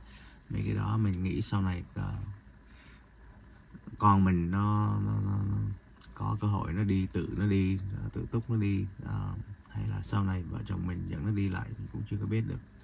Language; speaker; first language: Vietnamese; early bilingual, heritage; Vietnamese